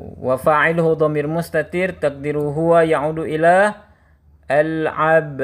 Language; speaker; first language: Arabic; non-native, fluent; Indonesian